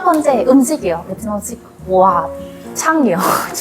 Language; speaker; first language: Korean; non-native, learner; Vietnamese